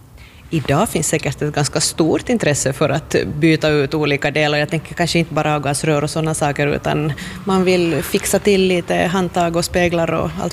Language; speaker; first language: Swedish; native; Swedish